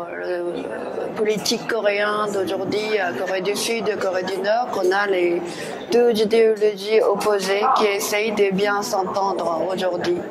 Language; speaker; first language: French; non-native, fluent; Korean